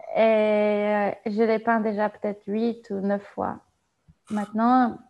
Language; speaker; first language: French; non-native, fluent; Hebrew